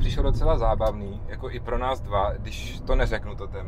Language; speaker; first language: Czech; native; Czech